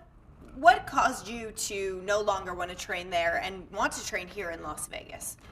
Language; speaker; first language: English; native; English